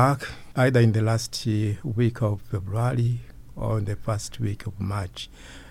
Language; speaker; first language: English; non-native, local second language; Ganda